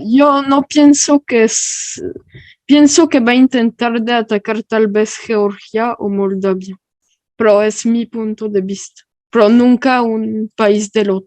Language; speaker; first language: Spanish; early bilingual, heritage; Spanish